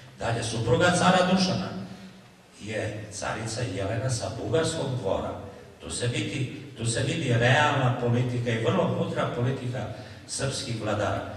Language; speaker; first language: Serbian; native; Serbian